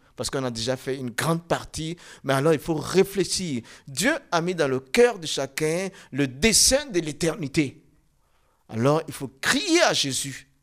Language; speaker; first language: French; non-native, local second language; Dyula